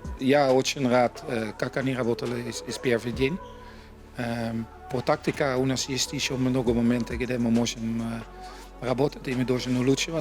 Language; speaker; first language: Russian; non-native, learner; Dutch